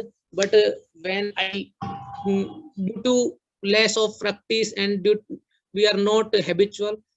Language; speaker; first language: English; non-native, learner; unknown